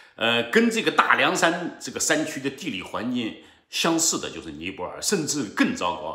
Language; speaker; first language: Chinese; native; Chinese